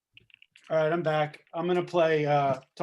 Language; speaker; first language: English; native; English